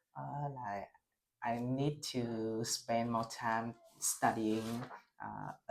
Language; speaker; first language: English; non-native, learner; Vietnamese